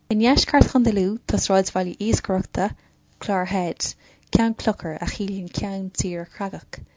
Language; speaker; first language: Irish; non-native, local second language; English